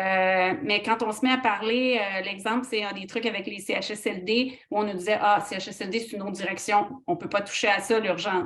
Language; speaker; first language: French; native; French